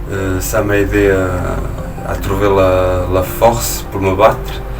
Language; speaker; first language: French; non-native, fluent; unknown